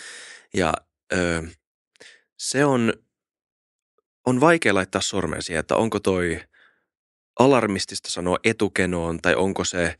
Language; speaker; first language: Finnish; native; Finnish